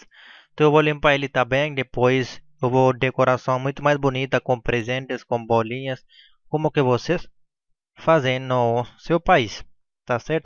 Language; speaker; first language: Portuguese; non-native, learner; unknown